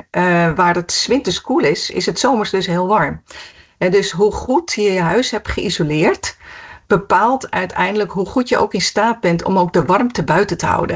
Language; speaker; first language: Dutch; native; Dutch